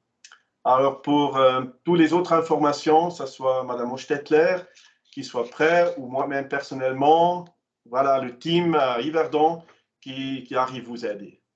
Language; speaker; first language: French; non-native, local second language; German